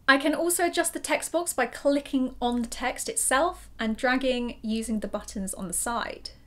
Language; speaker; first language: English; native; English